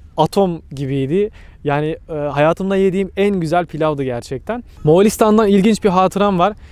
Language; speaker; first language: Turkish; native; Turkish